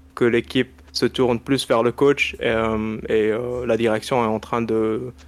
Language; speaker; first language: French; non-native, local second language; Arabic